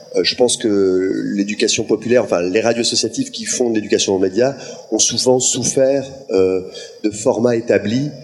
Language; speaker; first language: French; native; French